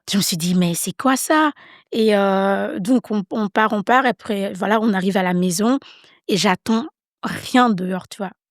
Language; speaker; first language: French; early bilingual, other home language; Lingala